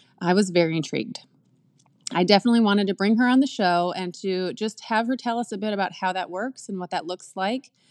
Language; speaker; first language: English; native; English